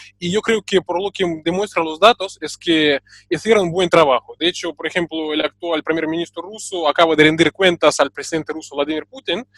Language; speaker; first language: Spanish; non-native, fluent; Russian